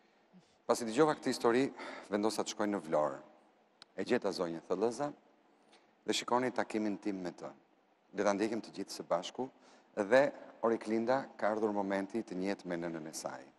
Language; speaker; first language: Albanian; native; Albanian